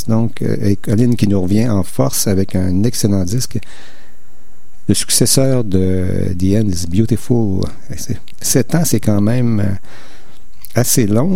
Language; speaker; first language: French; native; French